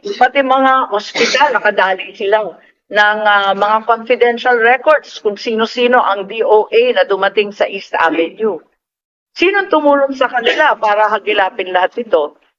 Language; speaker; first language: Filipino; native; Filipino